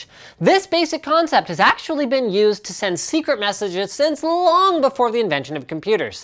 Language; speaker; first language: English; native; English